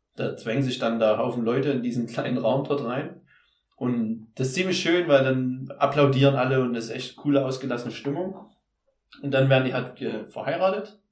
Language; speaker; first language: German; native; German